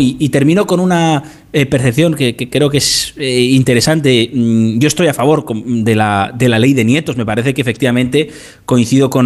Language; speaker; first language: Spanish; native; Spanish